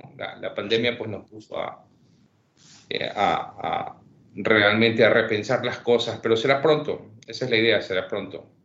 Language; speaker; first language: Spanish; native; Spanish